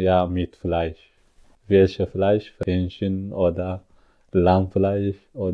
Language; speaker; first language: German; non-native, learner; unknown